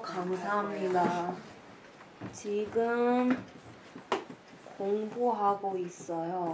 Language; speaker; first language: Korean; non-native, learner; English